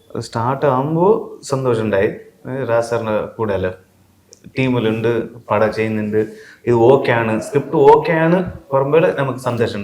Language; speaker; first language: Malayalam; non-native, learner; Tulu